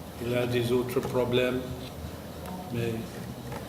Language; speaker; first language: French; non-native, fluent; English